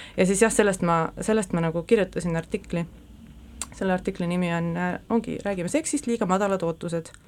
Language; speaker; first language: Estonian; native; Estonian